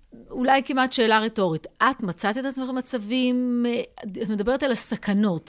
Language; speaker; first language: Hebrew; native; Hebrew